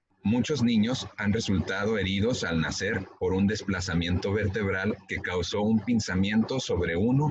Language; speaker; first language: Spanish; native; Spanish